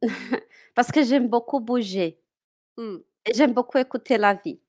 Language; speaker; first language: French; non-native, fluent; Portuguese